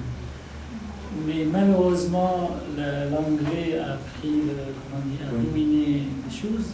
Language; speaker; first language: French; non-native, fluent; Arabic